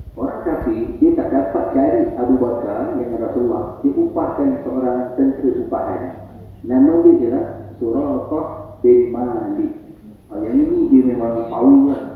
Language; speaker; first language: Malay; native; Malay